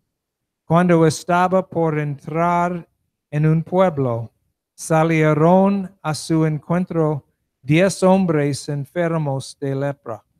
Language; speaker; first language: Spanish; non-native, learner; English